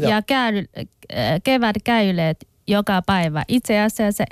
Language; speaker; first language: Finnish; non-native, learner; Chinese